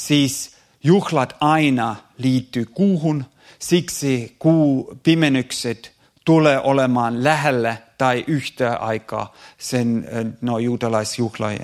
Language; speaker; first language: Finnish; non-native, fluent; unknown